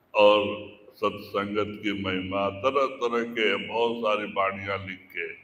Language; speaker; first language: Hindi; non-native, local second language; Kannada